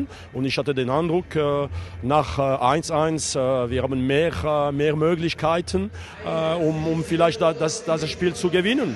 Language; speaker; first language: German; non-native, learner; French